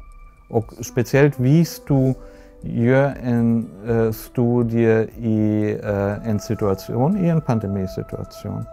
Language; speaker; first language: Norwegian; non-native, fluent; German